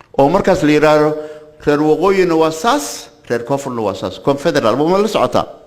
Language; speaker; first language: Somali; native; Somali